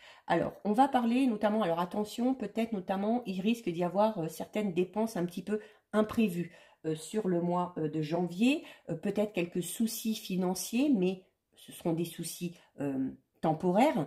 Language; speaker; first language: French; native; French